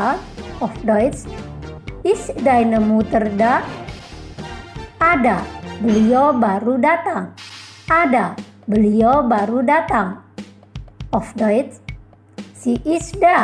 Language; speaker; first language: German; non-native, fluent; Indonesian